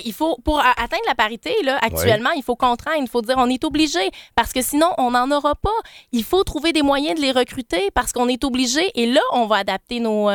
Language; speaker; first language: French; native; French